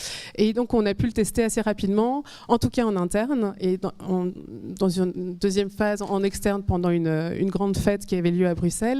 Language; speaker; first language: French; native; French